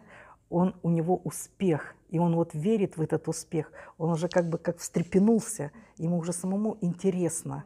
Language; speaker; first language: Russian; native; Russian